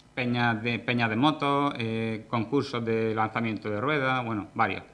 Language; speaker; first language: Spanish; native; Spanish